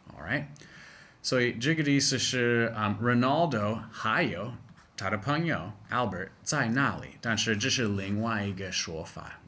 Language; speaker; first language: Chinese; non-native, fluent; English